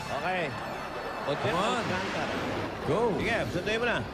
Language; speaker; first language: Filipino; native; Filipino